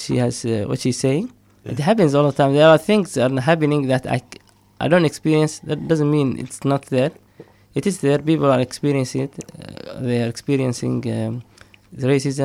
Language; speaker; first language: English; non-native, fluent; Somali